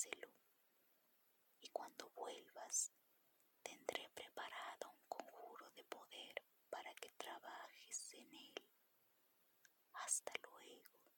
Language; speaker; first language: Spanish; native; Spanish